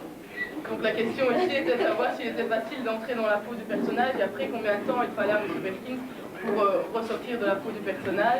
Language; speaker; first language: French; native; French